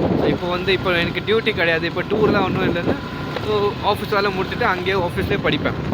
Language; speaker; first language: Tamil; early bilingual, heritage; Tamil